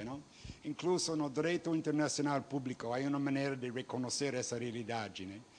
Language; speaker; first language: Portuguese; non-native, fluent; Spanish